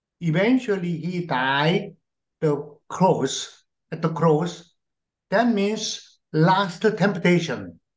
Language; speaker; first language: English; non-native, learner; Korean